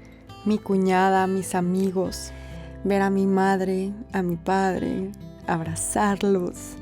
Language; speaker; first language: Spanish; native; Spanish